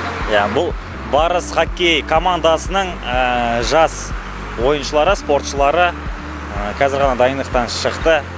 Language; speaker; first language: Kazakh; native; Kazakh